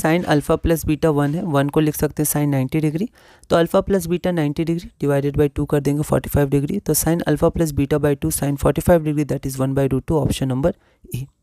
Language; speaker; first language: Hindi; native; Hindi